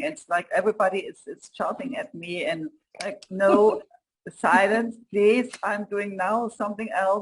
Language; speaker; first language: English; non-native, fluent; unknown